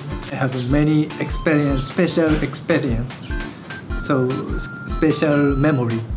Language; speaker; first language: English; non-native, learner; Japanese